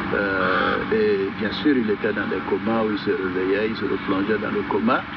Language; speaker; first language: French; non-native, local second language; Dyula